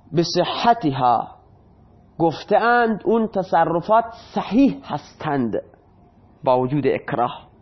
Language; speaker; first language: Persian; non-native, local second language; Baluchi